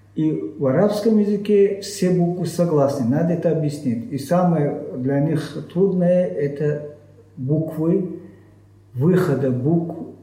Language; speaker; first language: Russian; non-native, local second language; Chechen